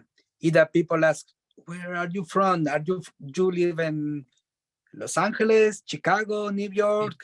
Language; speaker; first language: English; non-native, learner; Spanish